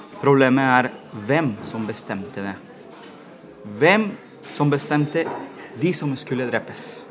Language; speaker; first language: Norwegian; non-native, fluent; Spanish